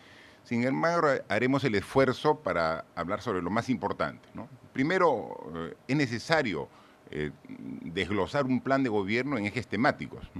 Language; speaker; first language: Spanish; native; Spanish